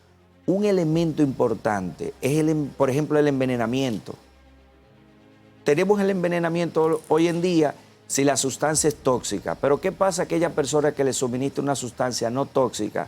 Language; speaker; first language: Spanish; native; Spanish